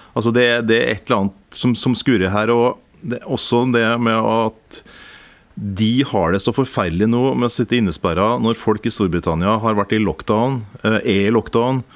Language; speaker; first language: Norwegian; native; Norwegian